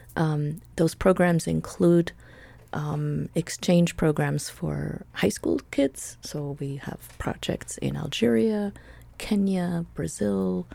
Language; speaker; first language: English; non-native, fluent; Spanish